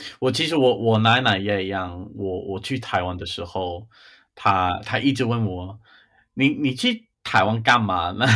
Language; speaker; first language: Chinese; non-native, fluent; English